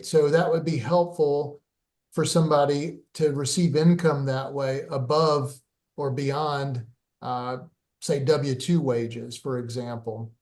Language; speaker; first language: English; native; English